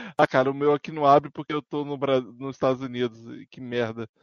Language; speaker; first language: Portuguese; native; Portuguese